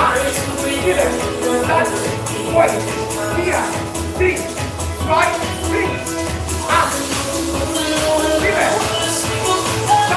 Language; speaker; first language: German; non-native, learner; Spanish